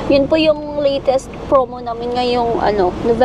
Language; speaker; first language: Filipino; non-native, local second language; Hiligaynon